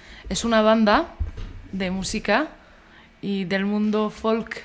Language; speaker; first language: Spanish; non-native, fluent; French